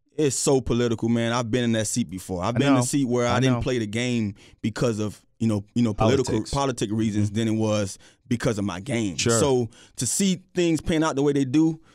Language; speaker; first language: English; native; English